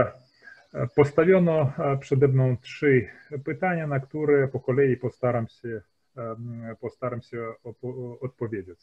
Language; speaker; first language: Polish; early bilingual, heritage; Polish